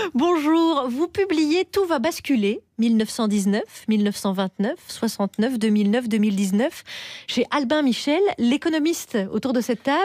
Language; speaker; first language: French; native; French